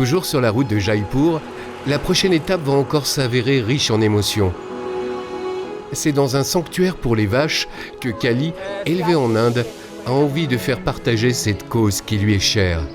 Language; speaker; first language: French; native; French